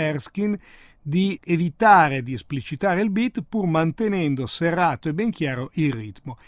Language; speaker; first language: Italian; native; Italian